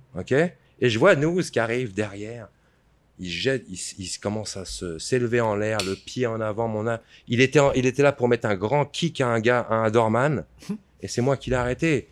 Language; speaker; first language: French; native; French